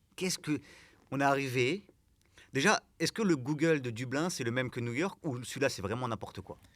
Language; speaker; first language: French; native; French